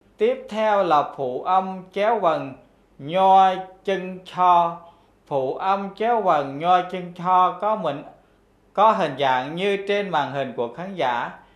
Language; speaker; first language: Vietnamese; non-native, local second language; Khmer